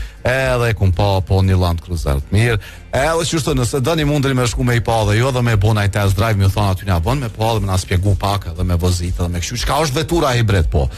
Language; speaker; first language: Albanian; native; Albanian